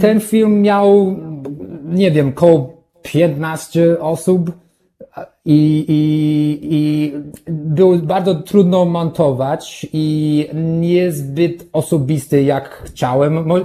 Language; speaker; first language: Polish; non-native, learner; English